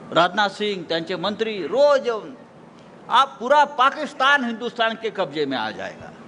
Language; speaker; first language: Hindi; non-native, local second language; Marathi